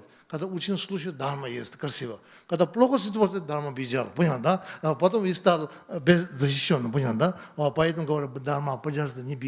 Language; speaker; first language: Russian; non-native, learner; Tibetan